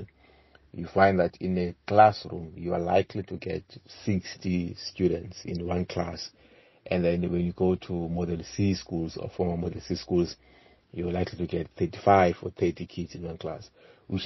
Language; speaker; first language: English; non-native, local second language; Xhosa